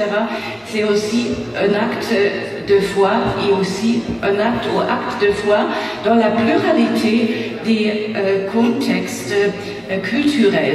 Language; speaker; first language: French; non-native, fluent; German